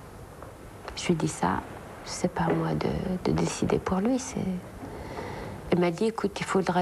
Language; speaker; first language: French; non-native, local second language; Arabic